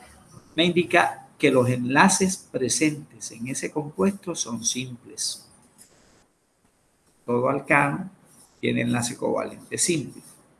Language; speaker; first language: Spanish; native; Spanish